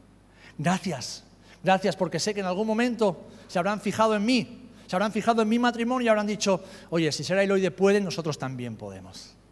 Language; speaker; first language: Spanish; native; Spanish